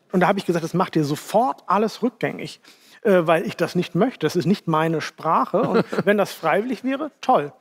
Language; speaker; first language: German; native; German